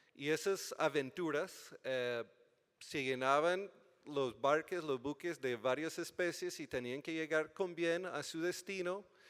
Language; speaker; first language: Spanish; non-native, fluent; English